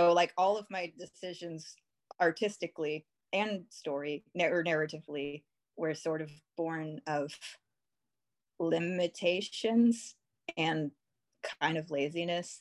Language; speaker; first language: English; native; English